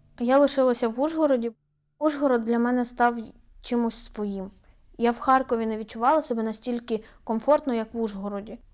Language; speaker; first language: Ukrainian; non-native, local second language; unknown